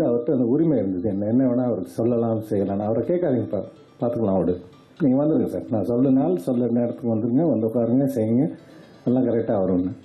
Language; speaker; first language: Tamil; native; Tamil